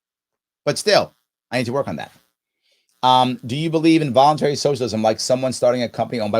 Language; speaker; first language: English; native; English